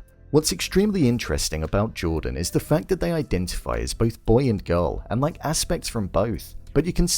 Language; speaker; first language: English; native; English